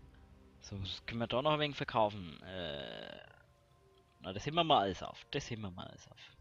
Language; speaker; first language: German; native; German